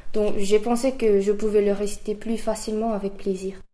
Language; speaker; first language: French; early bilingual, other home language; Korean